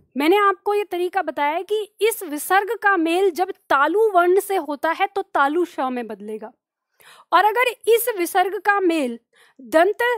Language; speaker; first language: Hindi; native; Hindi